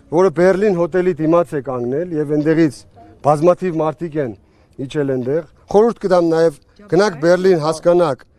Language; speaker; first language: Armenian; native; Armenian